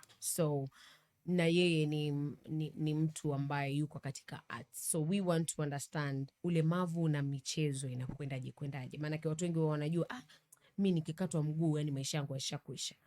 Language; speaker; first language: Swahili; native; Swahili